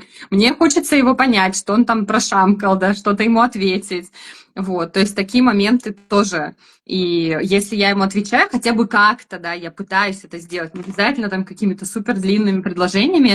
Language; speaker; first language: Russian; native; Russian